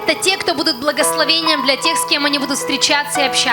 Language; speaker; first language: Russian; native; Russian